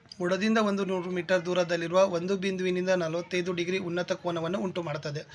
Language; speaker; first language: Kannada; native; Kannada